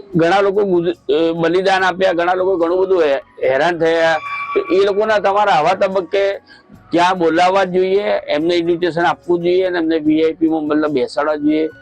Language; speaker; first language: Gujarati; native; Gujarati